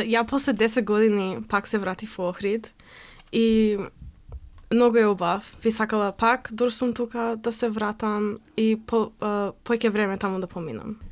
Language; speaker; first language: Macedonian; early bilingual, heritage; Macedonian